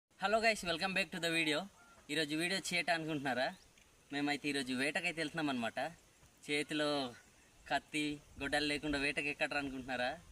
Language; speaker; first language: Telugu; non-native, local second language; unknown